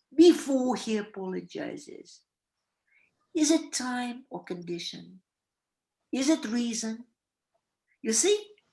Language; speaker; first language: English; non-native, fluent; Russian